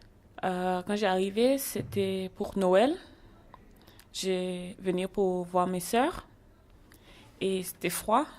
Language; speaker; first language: French; non-native, learner; English